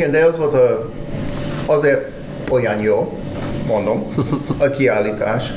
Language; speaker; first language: Hungarian; non-native, learner; English